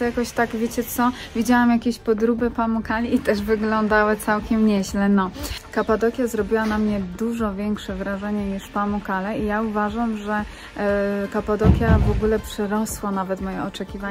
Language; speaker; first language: Polish; native; Polish